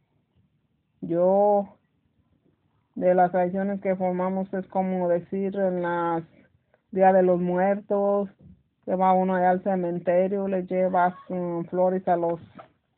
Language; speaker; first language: Spanish; native; Spanish